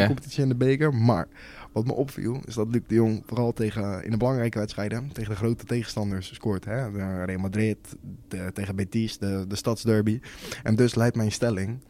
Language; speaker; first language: Dutch; native; Dutch